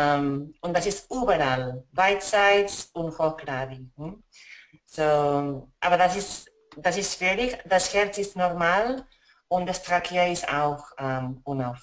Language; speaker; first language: German; non-native, fluent; Spanish